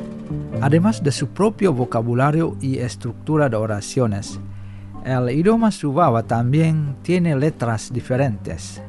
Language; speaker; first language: Spanish; non-native, fluent; Indonesian